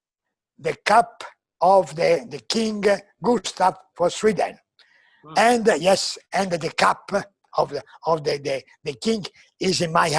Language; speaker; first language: English; non-native, learner; Italian